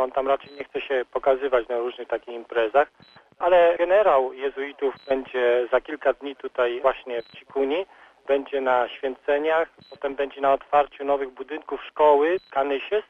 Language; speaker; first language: Polish; native; Polish